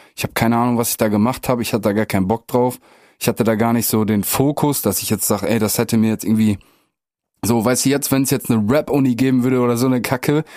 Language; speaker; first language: German; native; German